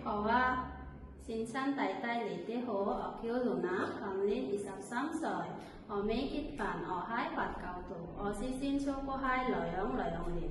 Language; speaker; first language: Cantonese; non-native, learner; Bangla